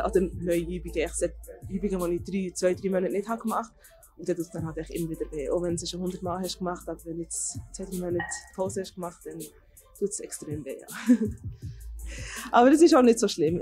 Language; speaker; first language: German; native; German